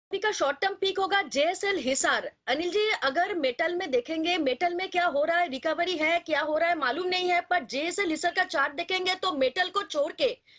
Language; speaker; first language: Hindi; non-native, local second language; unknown